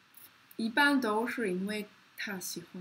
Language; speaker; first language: Chinese; non-native, learner; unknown